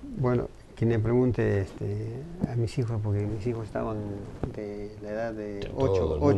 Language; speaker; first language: Spanish; native; Spanish